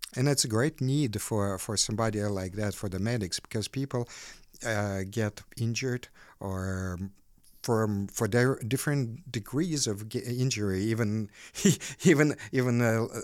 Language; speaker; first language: English; non-native, fluent; Ukrainian